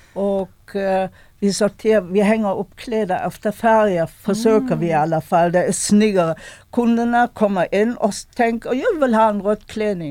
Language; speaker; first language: Swedish; non-native, fluent; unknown